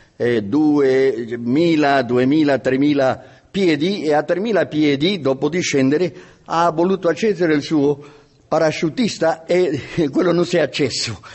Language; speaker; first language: Italian; non-native, fluent; Spanish